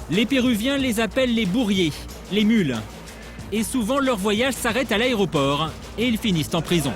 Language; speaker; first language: French; native; French